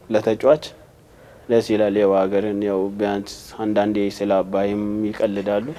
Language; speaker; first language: Amharic; non-native, local second language; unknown